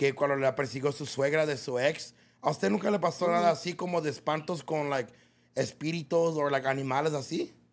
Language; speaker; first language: Spanish; early bilingual, other home language; English